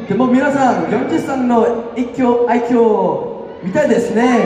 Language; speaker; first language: Japanese; non-native, learner; Korean